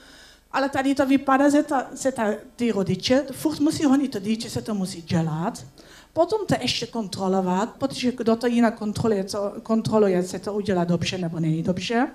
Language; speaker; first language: Czech; non-native, learner; Dutch